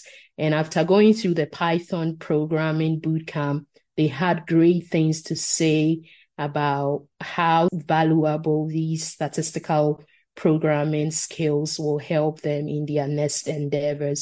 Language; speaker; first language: English; non-native, local second language; Akan